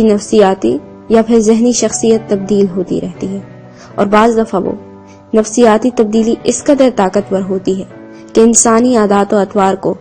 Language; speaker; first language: Urdu; native; Urdu